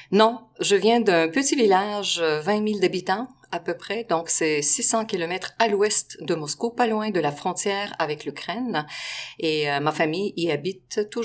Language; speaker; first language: French; non-native, fluent; Russian